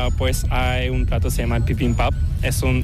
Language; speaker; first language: Spanish; non-native, learner; Korean